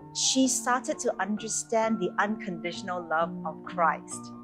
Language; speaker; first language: English; non-native, local second language; Chinese